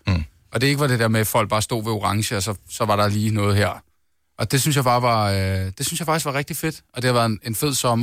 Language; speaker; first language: Danish; native; Danish